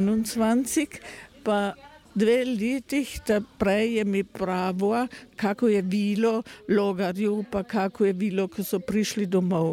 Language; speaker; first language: Slovenian; early bilingual, heritage; German